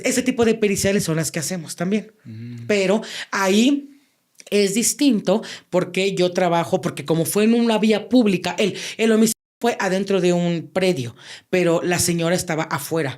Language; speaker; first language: Spanish; native; Spanish